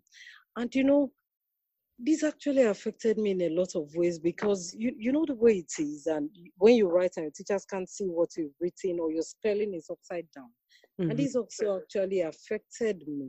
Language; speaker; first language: English; non-native, local second language; Yoruba